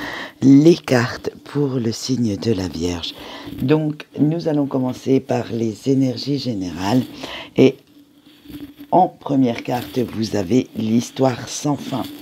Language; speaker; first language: French; native; French